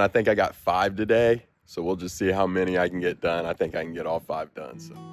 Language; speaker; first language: English; native; English